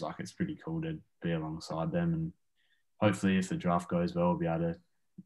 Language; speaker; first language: English; native; English